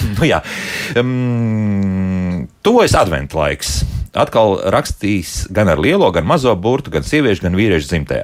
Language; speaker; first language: Latvian; native; Latvian